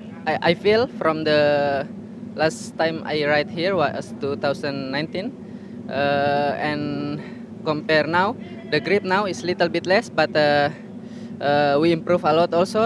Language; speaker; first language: English; non-native, fluent; Indonesian